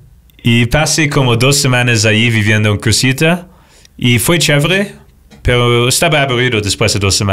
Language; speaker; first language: Spanish; non-native, fluent; English